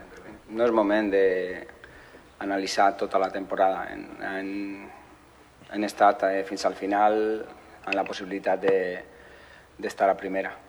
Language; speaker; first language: Catalan; non-native, fluent; Spanish